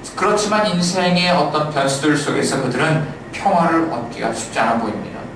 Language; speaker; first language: Korean; native; Korean